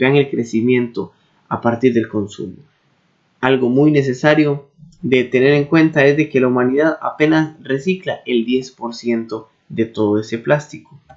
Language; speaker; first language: Spanish; native; Spanish